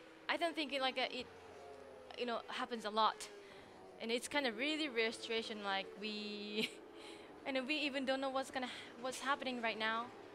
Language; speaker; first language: English; non-native, fluent; Japanese